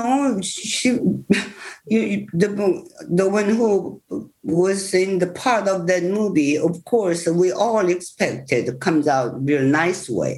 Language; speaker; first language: English; non-native, learner; Korean